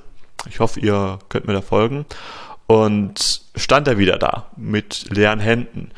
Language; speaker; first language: German; native; German